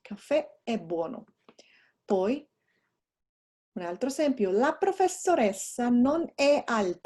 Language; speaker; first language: Italian; non-native, fluent; English